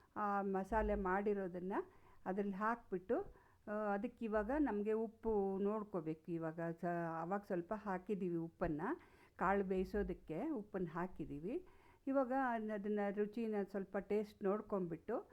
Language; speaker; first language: Kannada; non-native, local second language; Konkani